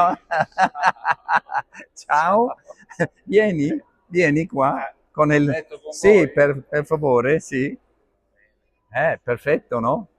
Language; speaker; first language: Italian; non-native, learner; Arabic